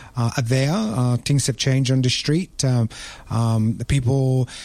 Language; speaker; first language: English; non-native, fluent; Italian